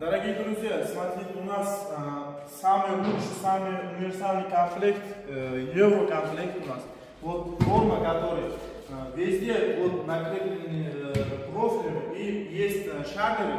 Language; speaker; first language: Russian; non-native, learner; Uzbek